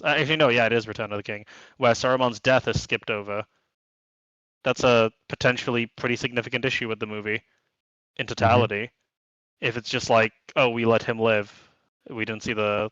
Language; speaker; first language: English; native; English